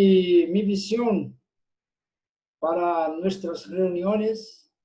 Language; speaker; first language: Spanish; non-native, fluent; Portuguese